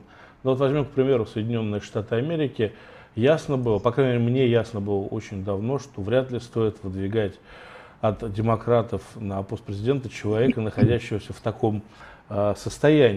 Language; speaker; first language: Russian; native; Russian